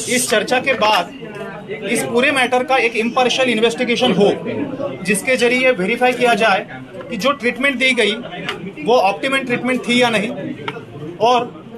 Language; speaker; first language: Hindi; non-native, local second language; Marathi